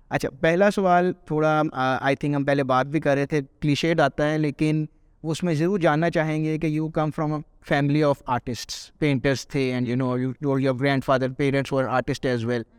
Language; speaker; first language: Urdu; native; Urdu